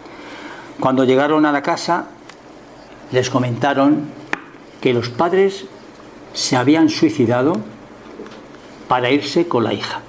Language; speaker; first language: Spanish; native; Spanish